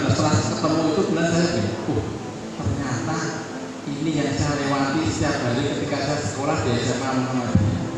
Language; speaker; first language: Indonesian; native; Indonesian